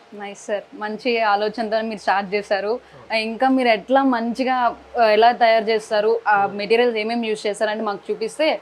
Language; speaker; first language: Telugu; native; Telugu